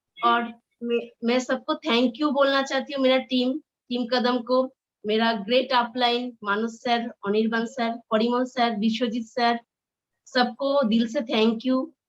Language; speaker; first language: Hindi; non-native, local second language; Bangla